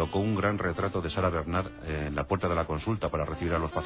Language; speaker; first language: Spanish; native; Spanish